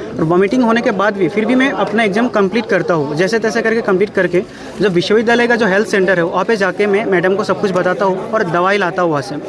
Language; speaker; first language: Hindi; non-native, local second language; Assamese